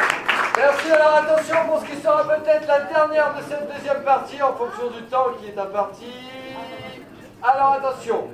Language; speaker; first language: French; native; French